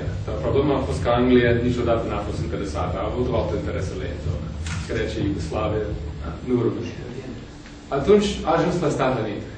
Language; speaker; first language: Romanian; non-native, fluent; English